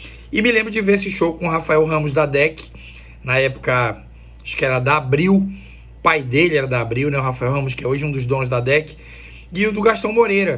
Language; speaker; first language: Portuguese; native; Portuguese